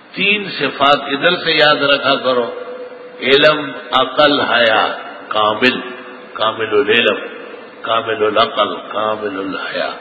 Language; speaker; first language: Urdu; non-native, local second language; Pashto